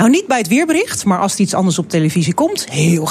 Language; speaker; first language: Dutch; native; Dutch